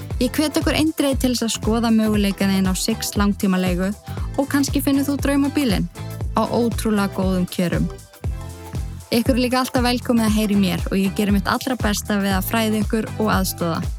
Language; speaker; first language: Icelandic; native; Icelandic